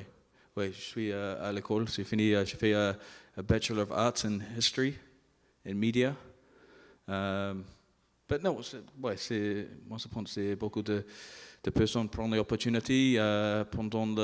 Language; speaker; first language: French; non-native, learner; English